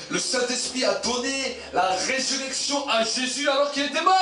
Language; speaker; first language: French; native; French